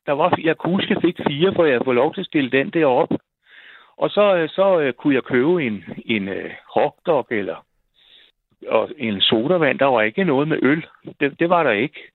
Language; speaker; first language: Danish; native; Danish